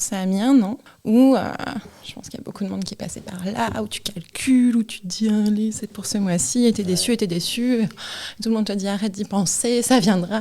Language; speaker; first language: French; native; French